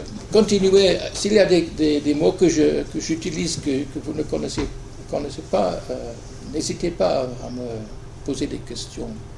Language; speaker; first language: French; non-native, fluent; English